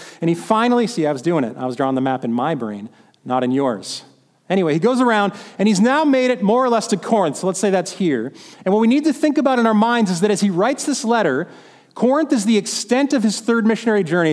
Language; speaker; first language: English; native; English